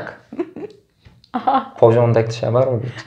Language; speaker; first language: Polish; non-native, fluent; Turkish